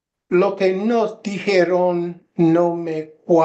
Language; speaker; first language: Spanish; non-native, learner; English